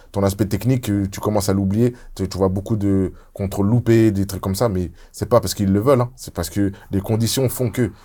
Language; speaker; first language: French; early bilingual, other home language; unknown